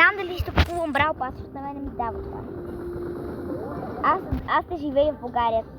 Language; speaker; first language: Bulgarian; early bilingual, heritage; Bulgarian